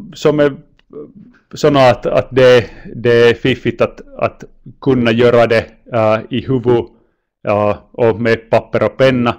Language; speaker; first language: Swedish; non-native, local second language; Finnish